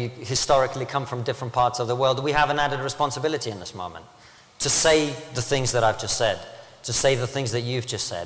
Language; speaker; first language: English; early bilingual, other home language; Russian